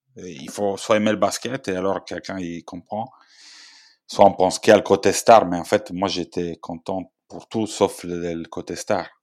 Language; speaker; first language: French; non-native, fluent; Italian